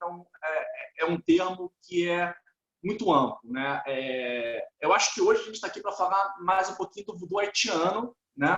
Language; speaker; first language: Portuguese; native; Portuguese